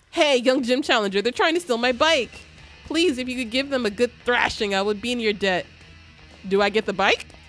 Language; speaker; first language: English; native; English